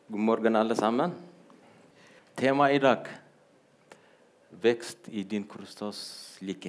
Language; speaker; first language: Norwegian; non-native, fluent; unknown